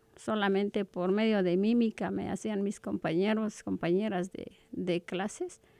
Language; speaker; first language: Spanish; non-native, local second language; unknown